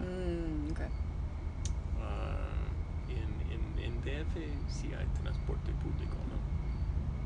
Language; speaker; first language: Spanish; non-native, fluent; English